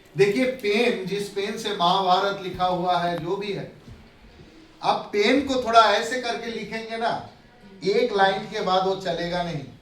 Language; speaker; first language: Hindi; non-native, local second language; Bangla